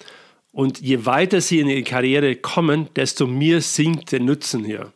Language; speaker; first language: German; non-native, fluent; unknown